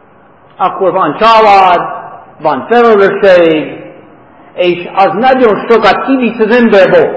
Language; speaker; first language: Hungarian; non-native, fluent; English